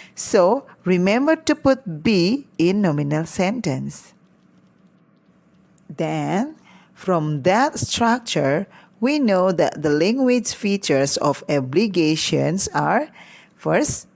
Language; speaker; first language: English; non-native, learner; Indonesian